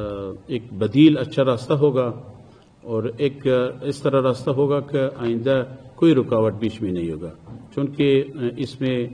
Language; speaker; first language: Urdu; non-native, fluent; Persian